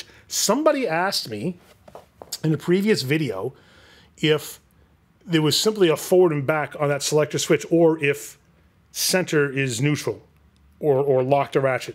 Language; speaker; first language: English; native; English